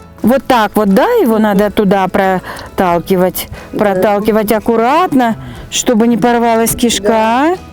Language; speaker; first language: Russian; native; Russian